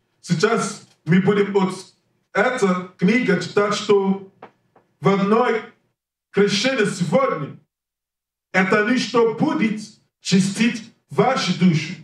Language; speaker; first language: Russian; non-native, learner; English